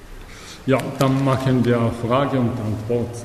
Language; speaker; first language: German; non-native, learner; Japanese